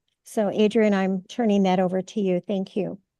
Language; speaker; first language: English; native; English